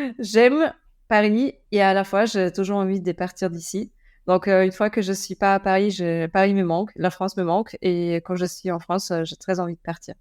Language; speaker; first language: French; non-native, fluent; Russian